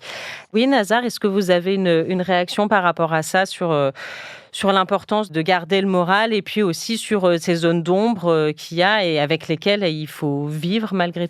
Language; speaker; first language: French; native; French